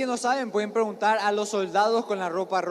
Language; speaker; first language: Spanish; native; Spanish